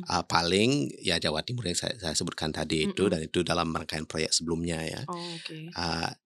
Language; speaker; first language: Indonesian; early bilingual, heritage; English